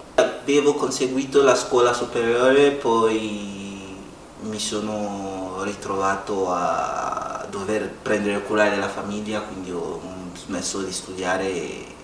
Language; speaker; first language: Italian; non-native, fluent; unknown